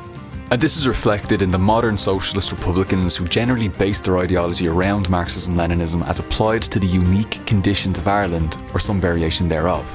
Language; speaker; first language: English; native; English